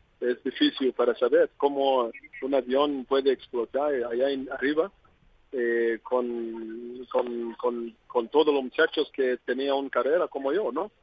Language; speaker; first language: Spanish; non-native, learner; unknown